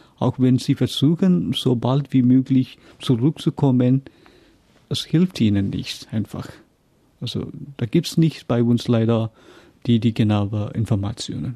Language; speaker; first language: German; non-native, fluent; Tamil